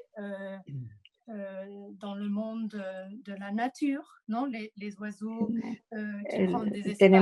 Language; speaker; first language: French; non-native, fluent; Spanish